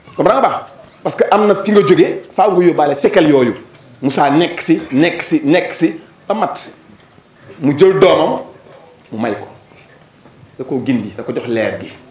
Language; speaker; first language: Wolof; native; Wolof